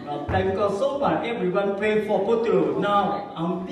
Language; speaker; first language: English; non-native, learner; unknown